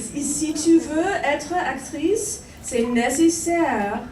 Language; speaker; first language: French; non-native, learner; English